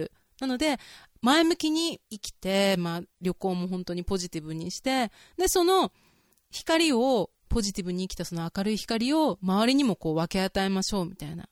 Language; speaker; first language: Japanese; native; Japanese